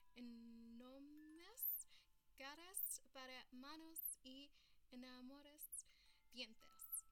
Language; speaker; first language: Spanish; early bilingual, heritage; Spanish